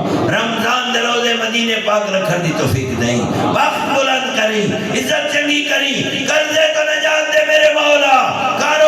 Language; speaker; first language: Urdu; non-native, local second language; Punjabi